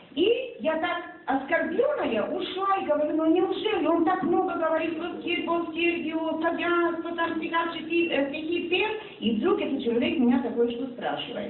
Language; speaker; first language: Russian; non-native, fluent; Serbian